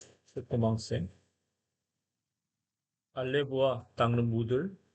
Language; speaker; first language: French; non-native, fluent; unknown